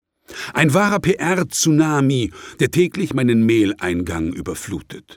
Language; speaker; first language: German; native; German